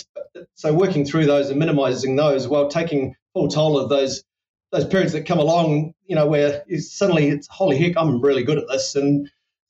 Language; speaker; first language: English; native; English